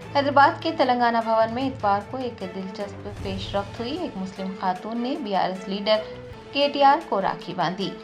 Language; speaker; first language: Urdu; native; Urdu